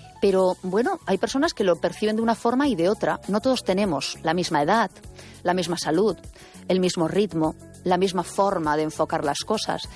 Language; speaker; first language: Spanish; native; Spanish